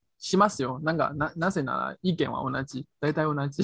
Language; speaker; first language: Japanese; non-native, learner; Chinese